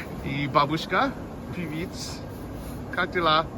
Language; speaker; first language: Russian; non-native, learner; English